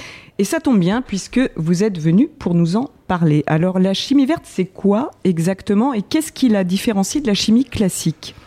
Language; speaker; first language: French; native; French